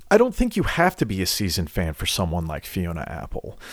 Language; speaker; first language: English; native; English